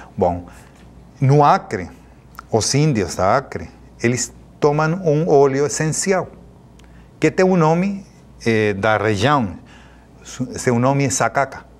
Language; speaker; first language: Portuguese; non-native, fluent; Spanish